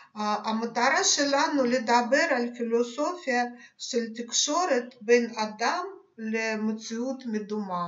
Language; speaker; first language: Hebrew; non-native, fluent; Russian